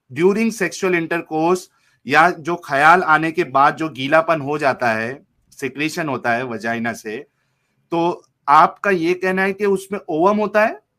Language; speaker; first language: Hindi; native; Hindi